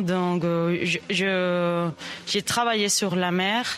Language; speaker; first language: French; non-native, learner; Spanish